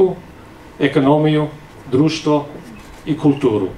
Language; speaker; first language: Serbian; non-native, fluent; English